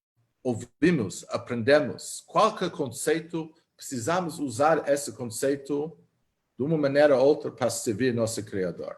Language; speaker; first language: Portuguese; non-native, fluent; Hebrew